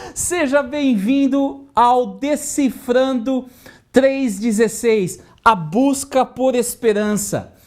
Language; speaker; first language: Portuguese; native; Portuguese